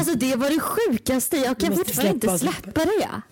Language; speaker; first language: Swedish; native; Swedish